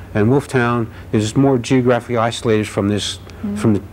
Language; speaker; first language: English; native; English